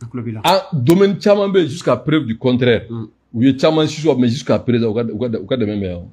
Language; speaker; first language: French; non-native, local second language; Bambara